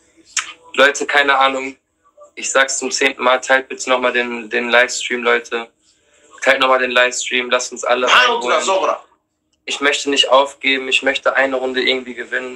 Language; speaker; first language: German; native; German